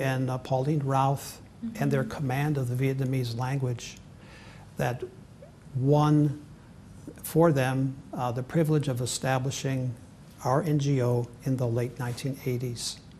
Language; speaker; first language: English; native; English